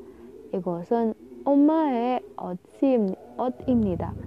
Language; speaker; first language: Korean; non-native, learner; Indonesian